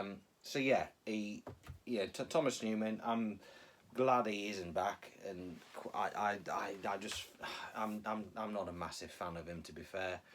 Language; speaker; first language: English; native; English